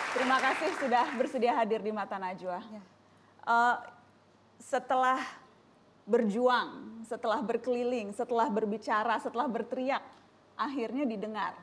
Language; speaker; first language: Indonesian; native; Indonesian